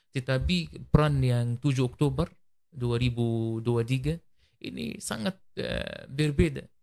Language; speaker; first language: Malay; non-native, learner; Arabic